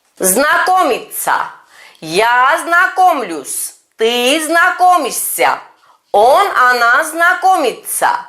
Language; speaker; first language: Russian; non-native, fluent; Turkish